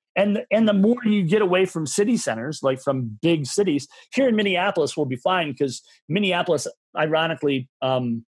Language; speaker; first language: English; native; English